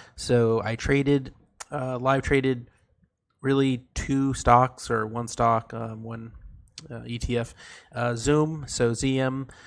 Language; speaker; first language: English; native; English